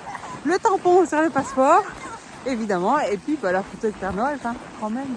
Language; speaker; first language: French; native; French